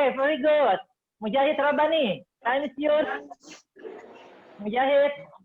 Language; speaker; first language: English; non-native, fluent; Indonesian